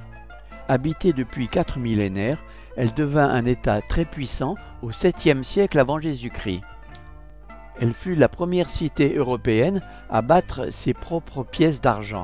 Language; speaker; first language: French; native; French